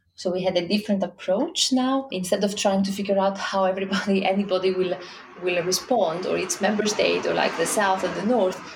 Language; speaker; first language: English; non-native, fluent; Greek